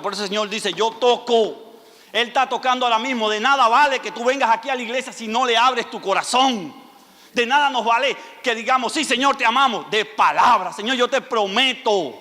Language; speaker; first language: Spanish; native; Spanish